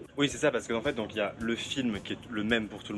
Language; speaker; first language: French; native; French